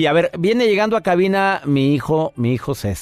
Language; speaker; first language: Spanish; native; Spanish